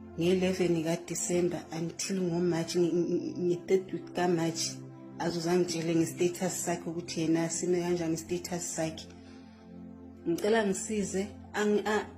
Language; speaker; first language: Zulu; native; Zulu